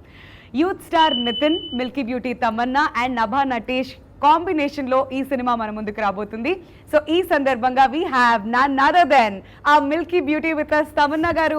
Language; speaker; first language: Telugu; native; Telugu